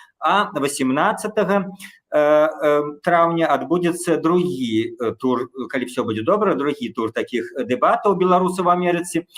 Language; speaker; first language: Belarusian; native; Belarusian